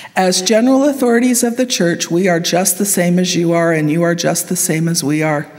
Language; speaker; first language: English; native; English